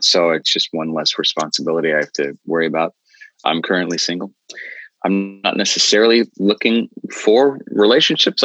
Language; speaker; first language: English; native; English